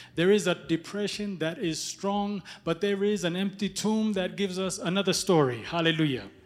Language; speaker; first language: English; early bilingual, other home language; Amharic